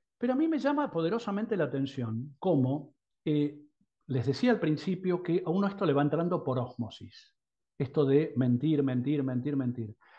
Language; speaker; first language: Spanish; native; Spanish